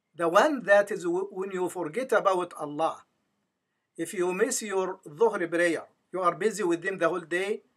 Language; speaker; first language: English; non-native, fluent; Arabic